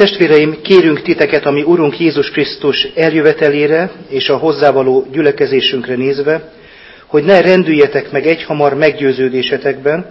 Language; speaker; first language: Hungarian; native; Hungarian